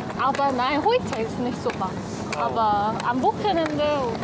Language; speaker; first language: German; non-native, fluent; Korean